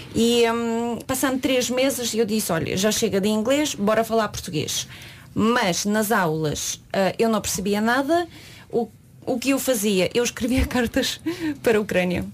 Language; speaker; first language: Portuguese; non-native, fluent; Ukrainian